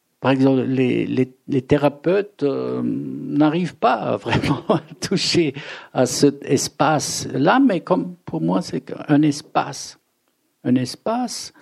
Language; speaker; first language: French; non-native, fluent; German